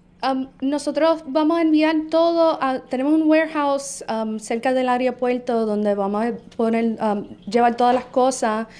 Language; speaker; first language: Spanish; early bilingual, heritage; Spanish